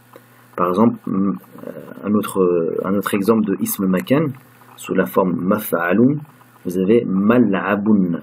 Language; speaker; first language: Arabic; non-native, fluent; French